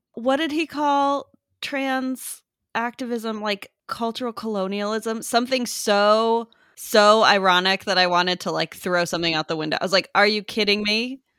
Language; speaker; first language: English; native; English